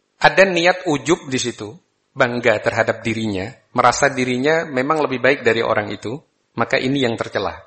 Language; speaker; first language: Malay; non-native, local second language; Javanese